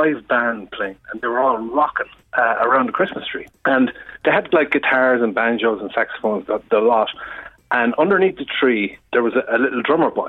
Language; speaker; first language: English; native; English